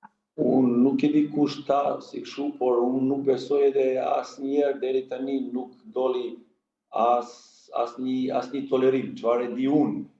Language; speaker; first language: Albanian; non-native, fluent; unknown